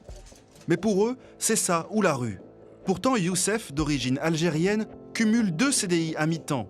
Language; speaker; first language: French; native; French